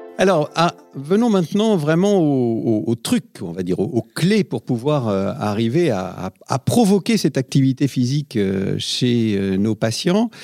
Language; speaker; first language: French; native; French